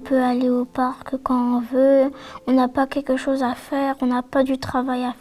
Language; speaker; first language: French; non-native, learner; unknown